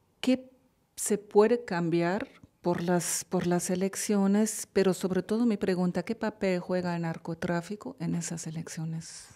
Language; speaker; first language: Spanish; non-native, fluent; German